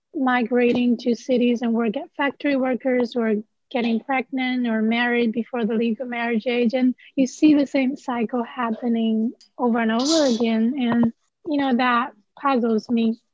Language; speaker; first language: English; non-native, fluent; Chinese